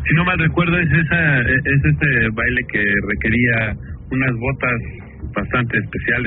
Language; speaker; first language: Spanish; native; Spanish